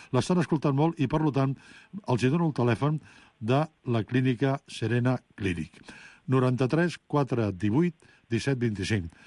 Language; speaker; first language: Catalan; non-native, local second language; Spanish